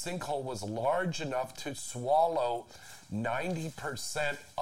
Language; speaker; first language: English; native; English